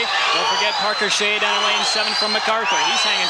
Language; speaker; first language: English; native; English